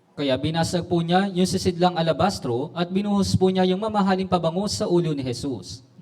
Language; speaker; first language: Filipino; native; Filipino